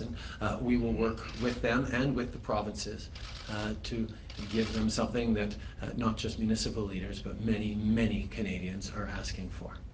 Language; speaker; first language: English; early bilingual, other home language; French